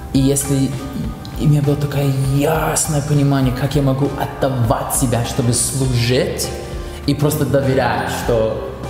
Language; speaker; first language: Russian; non-native, fluent; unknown